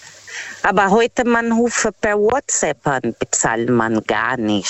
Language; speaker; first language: German; non-native, fluent; Portuguese